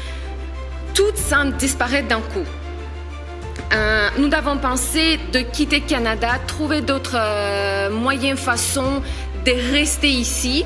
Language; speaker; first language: French; non-native, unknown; Ukrainian